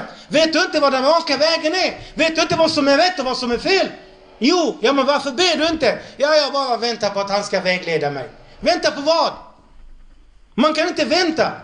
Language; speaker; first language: Swedish; non-native, local second language; Arabic